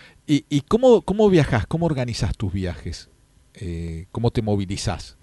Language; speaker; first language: Spanish; native; Spanish